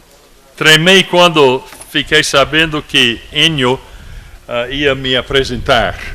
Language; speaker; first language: Portuguese; non-native, fluent; English